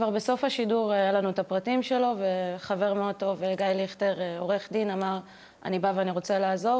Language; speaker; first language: Hebrew; native; Hebrew